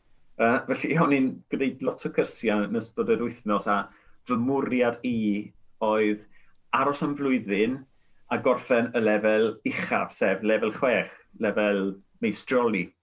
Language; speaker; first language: Welsh; non-native, fluent; Spanish